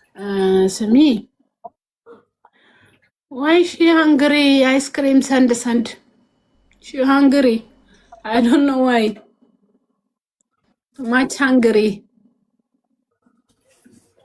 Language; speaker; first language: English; non-native, learner; Amharic